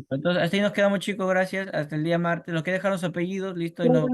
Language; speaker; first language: Spanish; native; Spanish